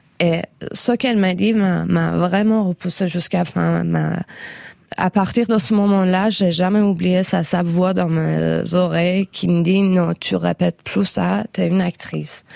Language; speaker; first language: French; non-native, fluent; Persian